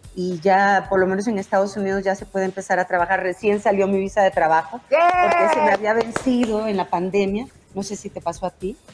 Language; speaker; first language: Spanish; native; Spanish